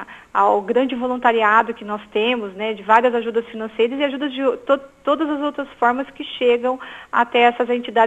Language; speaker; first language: Portuguese; native; Portuguese